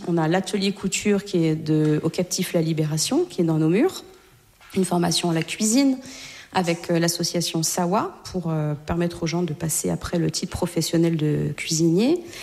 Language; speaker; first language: French; native; French